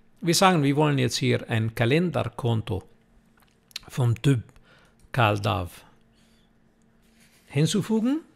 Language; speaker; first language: German; non-native, fluent; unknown